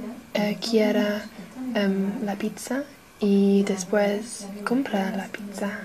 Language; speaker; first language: Spanish; non-native, learner; English